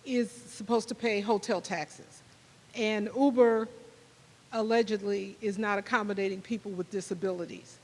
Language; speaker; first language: English; native; English